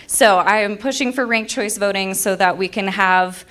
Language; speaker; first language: English; native; English